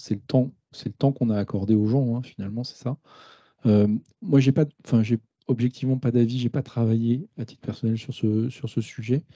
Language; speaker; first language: French; native; French